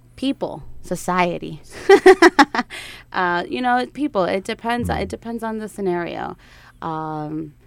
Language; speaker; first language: English; native; English